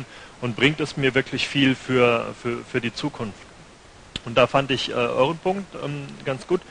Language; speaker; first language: German; native; German